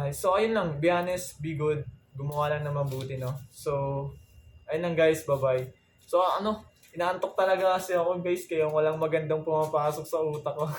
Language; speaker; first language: Filipino; non-native, local second language; Cebuano